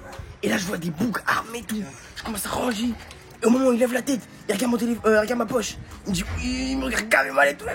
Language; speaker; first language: French; native; French